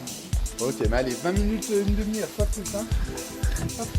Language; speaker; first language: French; native; French